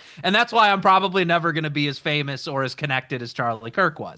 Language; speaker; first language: English; native; English